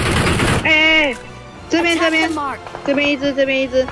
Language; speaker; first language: Chinese; native; Chinese